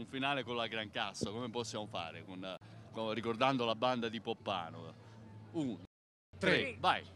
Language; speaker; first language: Italian; native; Italian